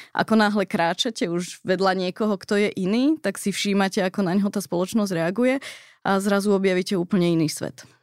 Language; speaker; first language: Slovak; early bilingual, heritage; Slovak